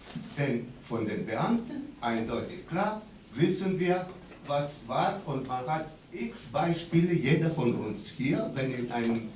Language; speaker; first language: German; non-native, fluent; Greek